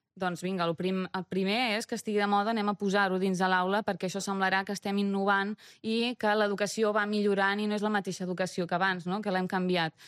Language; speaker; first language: Catalan; early bilingual, other home language; Romanian